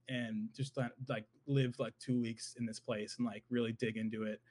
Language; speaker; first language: English; native; English